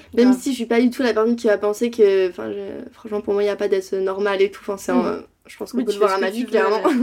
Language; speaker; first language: French; native; French